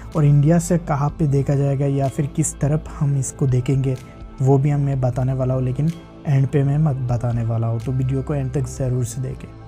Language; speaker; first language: Hindi; native; Hindi